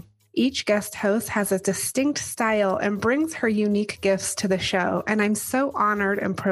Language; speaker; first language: English; native; English